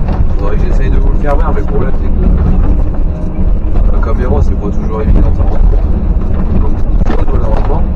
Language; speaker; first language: French; native; French